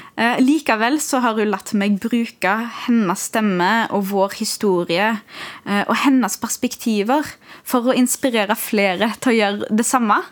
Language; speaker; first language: Norwegian; early bilingual, other home language; Arabic